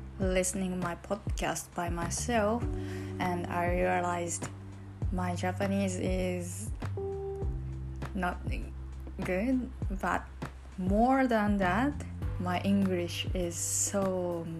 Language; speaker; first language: English; non-native, learner; Japanese